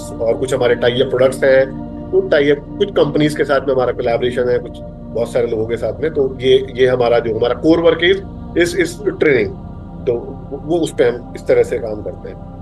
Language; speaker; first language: Hindi; native; Hindi